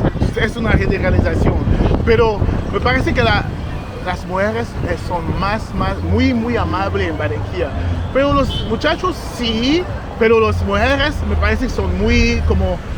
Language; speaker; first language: Spanish; non-native, learner; English